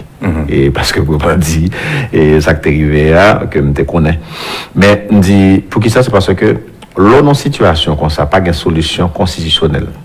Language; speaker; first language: French; non-native, local second language; Haitian Creole